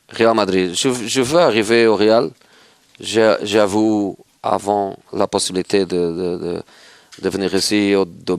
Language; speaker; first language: French; non-native, fluent; Portuguese